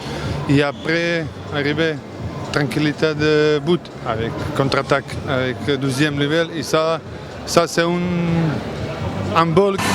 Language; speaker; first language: French; non-native, learner; Croatian